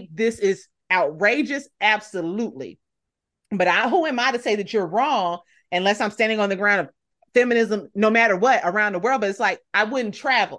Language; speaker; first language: English; native; English